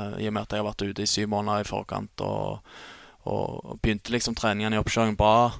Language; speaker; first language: Norwegian; native; Norwegian